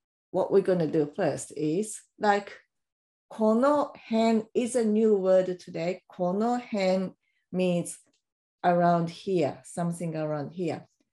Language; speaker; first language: English; non-native, fluent; Japanese